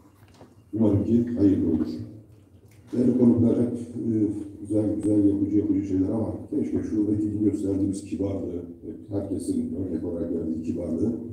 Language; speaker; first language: Turkish; native; Turkish